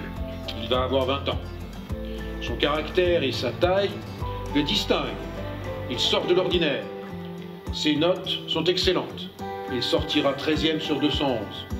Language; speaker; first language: French; native; French